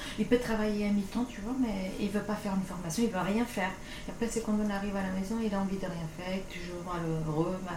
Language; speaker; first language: French; non-native, fluent; Portuguese